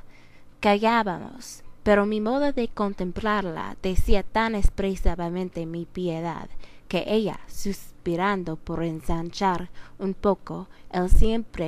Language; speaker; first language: Spanish; non-native, learner; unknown